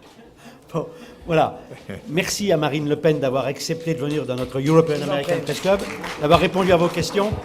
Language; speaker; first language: French; native; French